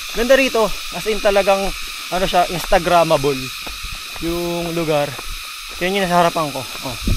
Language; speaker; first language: Filipino; native; Filipino